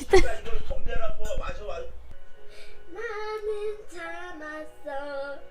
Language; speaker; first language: Korean; non-native, learner; Turkish